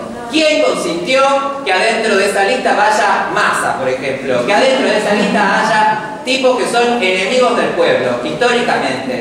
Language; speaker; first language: Spanish; native; Spanish